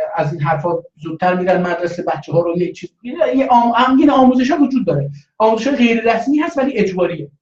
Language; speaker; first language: Persian; non-native, local second language; Azerbaijani